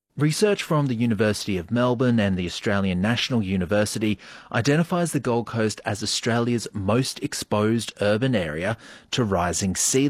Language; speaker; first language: English; native; English